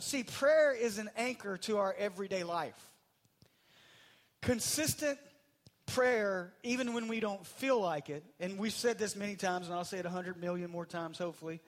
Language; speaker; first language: English; native; English